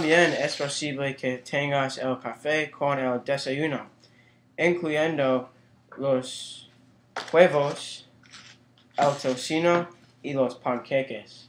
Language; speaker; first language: Spanish; non-native, learner; English